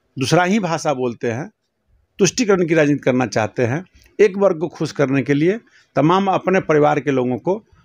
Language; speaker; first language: Hindi; native; Hindi